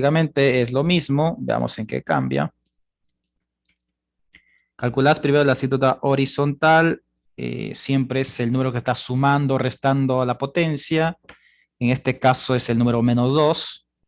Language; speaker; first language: Spanish; native; Spanish